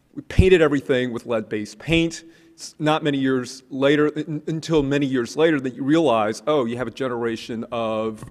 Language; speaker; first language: English; native; English